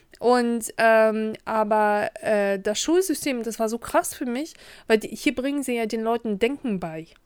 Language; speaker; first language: German; early bilingual, other home language; Russian